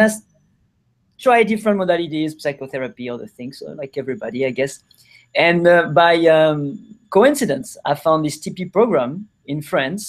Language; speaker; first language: English; non-native, fluent; French